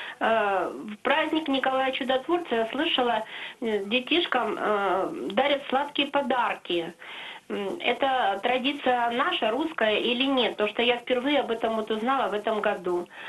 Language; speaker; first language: Russian; native; Russian